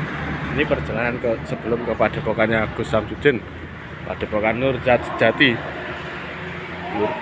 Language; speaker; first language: Indonesian; non-native, local second language; Javanese